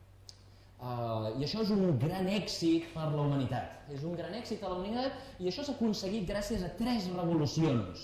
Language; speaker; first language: Catalan; native; Catalan